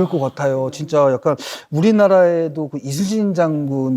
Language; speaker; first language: Korean; native; Korean